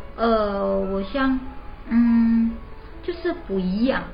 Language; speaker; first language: Chinese; non-native, learner; Indonesian